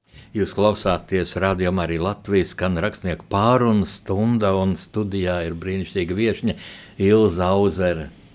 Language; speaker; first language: Latvian; native; Latvian